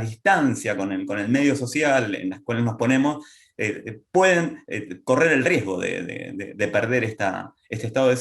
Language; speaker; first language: Spanish; native; Spanish